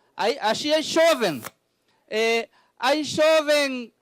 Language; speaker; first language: Portuguese; non-native, learner; Spanish